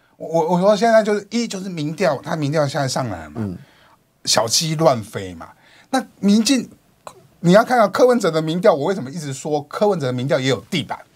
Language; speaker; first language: Chinese; native; Chinese